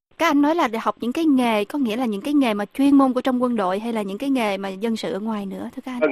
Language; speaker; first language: Vietnamese; native; Vietnamese